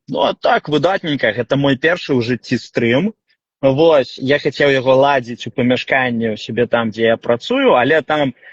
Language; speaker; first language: Belarusian; non-native, local second language; Russian